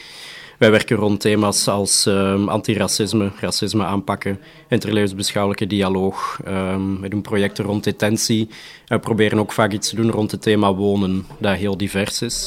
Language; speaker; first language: Dutch; native; Dutch